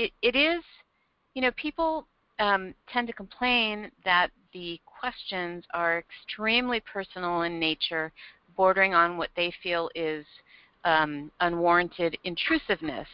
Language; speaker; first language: English; native; English